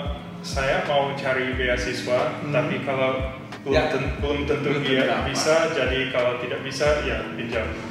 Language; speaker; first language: Indonesian; early bilingual, heritage; English